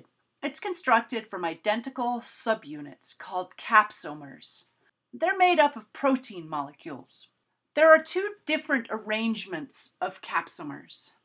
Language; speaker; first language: English; native; English